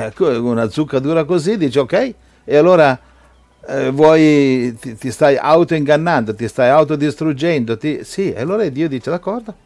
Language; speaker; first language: Italian; native; Italian